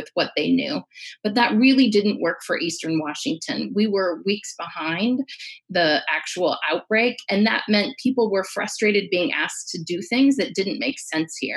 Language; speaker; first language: English; native; English